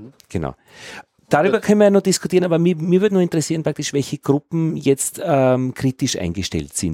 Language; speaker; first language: German; native; German